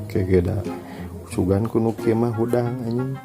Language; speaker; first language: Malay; non-native, local second language; Sundanese